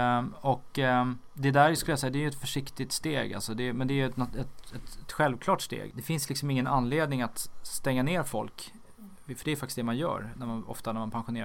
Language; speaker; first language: Swedish; native; Swedish